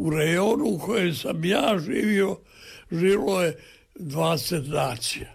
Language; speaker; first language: Serbian; native; Serbian